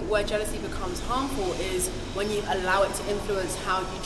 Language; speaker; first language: English; non-native, local second language; Igbo